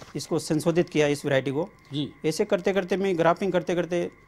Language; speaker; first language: Hindi; native; Hindi